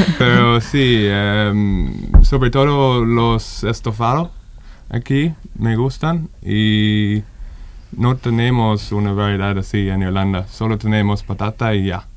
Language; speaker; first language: Spanish; non-native, fluent; English